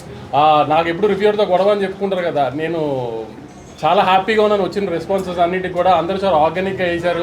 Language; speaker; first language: Telugu; native; Telugu